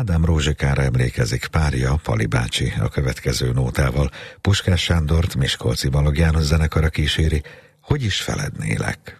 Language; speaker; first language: Hungarian; native; Hungarian